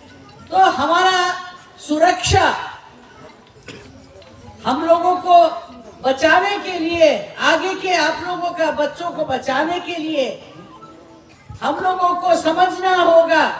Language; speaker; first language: Hindi; non-native, local second language; Bangla